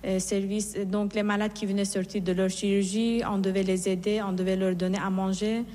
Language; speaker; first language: French; non-native, fluent; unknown